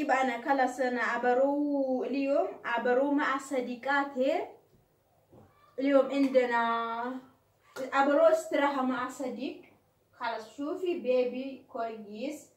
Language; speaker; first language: Arabic; non-native, learner; Oromo